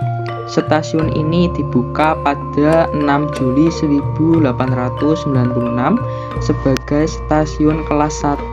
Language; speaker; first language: Indonesian; native; Indonesian